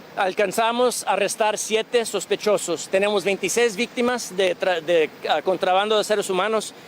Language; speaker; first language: Spanish; early bilingual, other home language; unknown